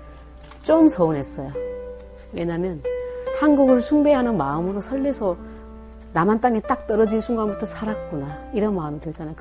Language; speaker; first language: Korean; native; Korean